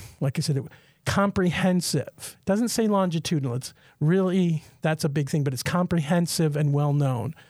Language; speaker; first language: English; native; English